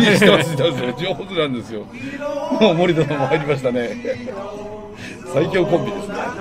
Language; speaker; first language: Japanese; native; Japanese